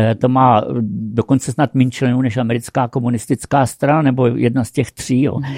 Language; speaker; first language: Czech; native; Czech